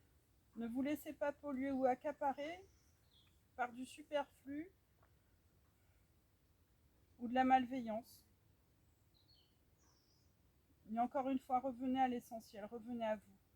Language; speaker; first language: French; native; French